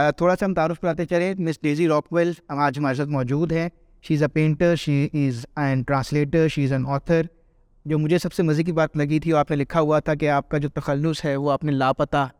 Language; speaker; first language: Urdu; native; Urdu